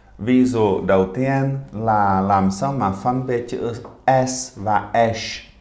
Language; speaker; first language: Vietnamese; non-native, fluent; Czech